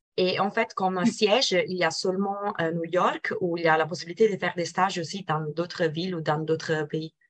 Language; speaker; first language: French; non-native, fluent; Italian